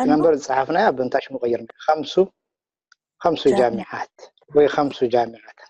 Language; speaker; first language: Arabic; non-native, fluent; Tigrinya